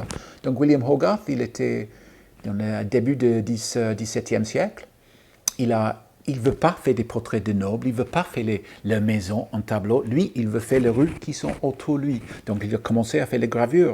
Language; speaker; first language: French; non-native, fluent; English